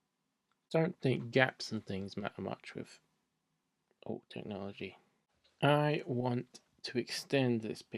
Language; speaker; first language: English; native; English